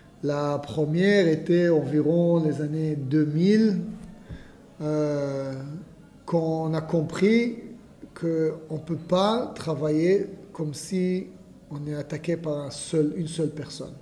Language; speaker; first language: French; non-native, fluent; Hebrew